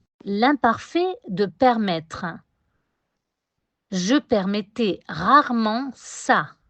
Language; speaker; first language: French; non-native, fluent; Spanish